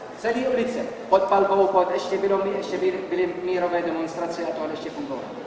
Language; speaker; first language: Czech; non-native, fluent; Arabic